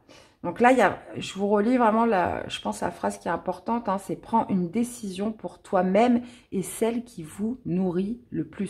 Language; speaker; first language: French; native; French